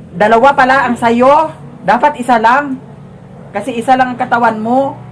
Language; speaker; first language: Filipino; non-native, local second language; Cebuano